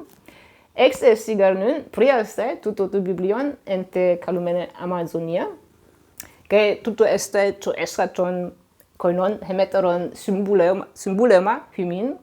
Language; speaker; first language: Greek; non-native, fluent; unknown